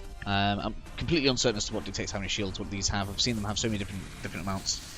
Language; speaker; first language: English; native; English